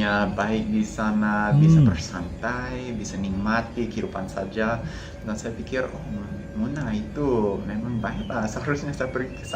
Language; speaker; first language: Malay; non-native, fluent; English